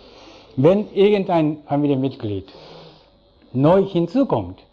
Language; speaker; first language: German; non-native, fluent; Japanese